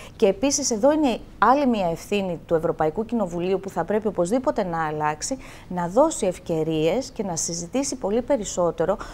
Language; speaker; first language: Greek; native; Greek